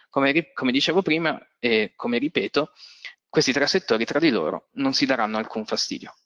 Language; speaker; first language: Italian; native; Italian